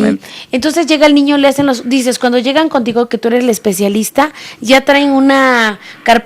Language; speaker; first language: Spanish; native; Spanish